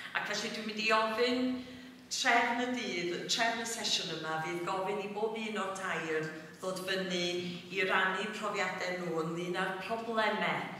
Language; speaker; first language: Welsh; native; Welsh